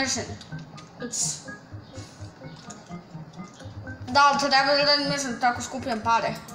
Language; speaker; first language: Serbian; early bilingual, heritage; Serbian